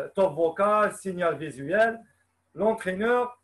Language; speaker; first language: French; non-native, local second language; Arabic